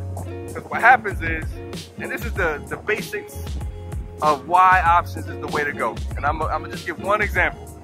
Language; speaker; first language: English; native; English